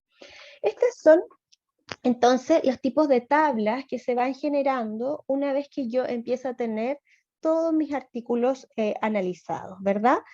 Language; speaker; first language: Spanish; native; Spanish